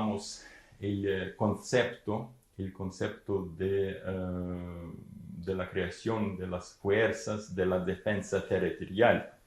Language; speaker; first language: Spanish; non-native, fluent; Ukrainian